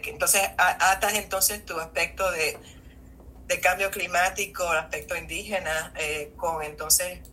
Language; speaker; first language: Spanish; native; Spanish